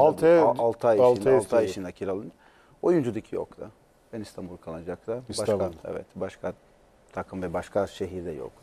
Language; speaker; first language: Turkish; non-native, learner; Portuguese